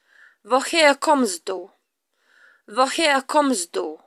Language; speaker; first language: German; non-native, fluent; Latvian